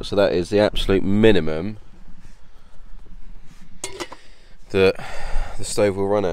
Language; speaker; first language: English; native; English